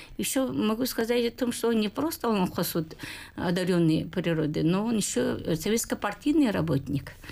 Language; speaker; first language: Russian; non-native, local second language; Yakut